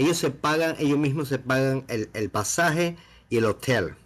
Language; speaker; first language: Spanish; native; Spanish